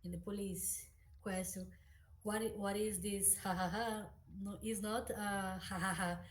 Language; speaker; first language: English; non-native, learner; Portuguese